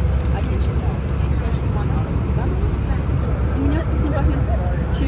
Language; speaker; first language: Russian; native; Russian